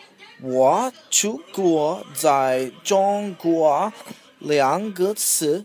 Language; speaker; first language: Chinese; non-native, learner; English